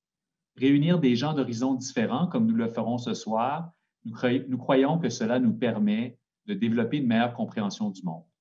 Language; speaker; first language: French; native; French